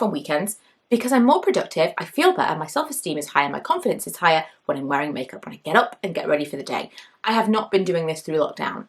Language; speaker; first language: English; native; English